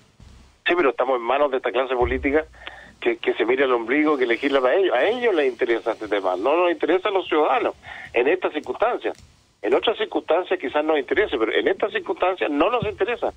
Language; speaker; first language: Spanish; native; Spanish